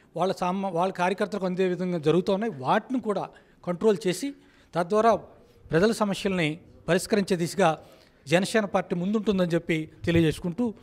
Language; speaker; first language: Telugu; native; Telugu